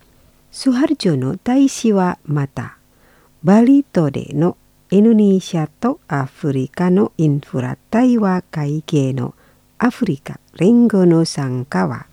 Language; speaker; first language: Japanese; non-native, fluent; Indonesian